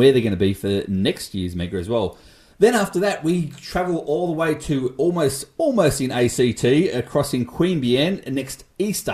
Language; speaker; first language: English; native; English